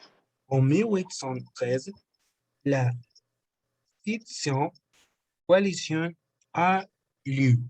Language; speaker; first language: French; non-native, learner; Spanish